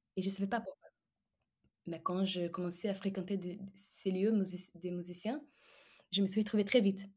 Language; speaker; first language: French; non-native, fluent; Portuguese